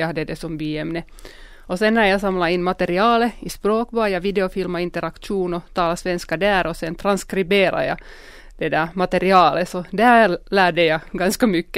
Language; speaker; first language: Swedish; non-native, local second language; Finnish